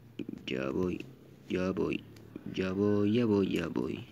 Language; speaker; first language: Spanish; native; Spanish